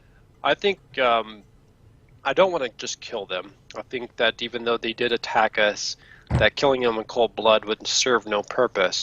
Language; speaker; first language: English; native; English